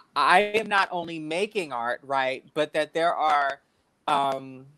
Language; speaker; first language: English; native; English